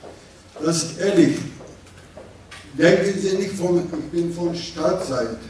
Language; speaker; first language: German; non-native, learner; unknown